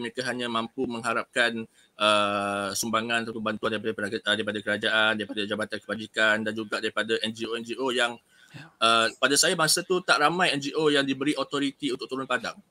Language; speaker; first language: Malay; native; Malay